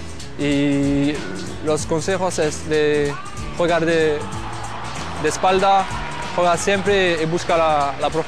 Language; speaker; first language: Spanish; non-native, learner; French